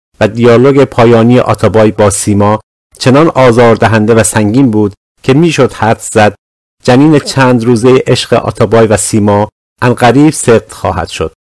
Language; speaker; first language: Persian; non-native, local second language; Azerbaijani